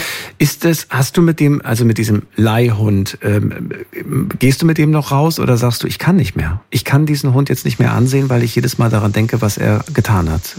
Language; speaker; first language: German; native; German